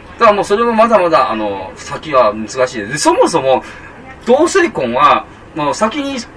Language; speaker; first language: Japanese; non-native, fluent; Chinese